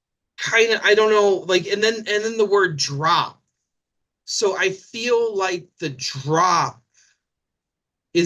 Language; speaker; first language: English; native; English